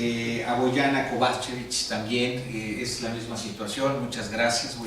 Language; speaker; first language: Spanish; native; Spanish